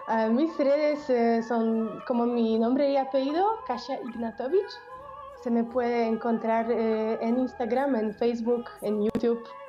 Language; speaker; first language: Spanish; non-native, fluent; Polish